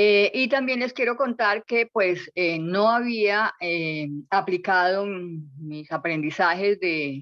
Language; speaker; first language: Spanish; native; Spanish